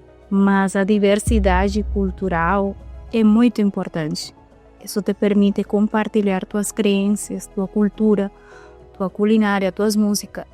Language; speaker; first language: Portuguese; non-native, fluent; Spanish